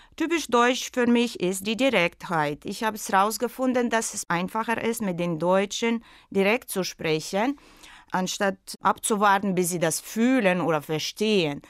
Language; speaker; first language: German; non-native, fluent; Russian